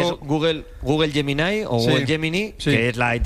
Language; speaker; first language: Spanish; native; Spanish